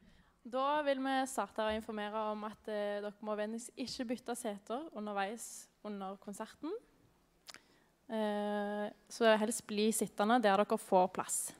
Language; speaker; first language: Norwegian; native; Norwegian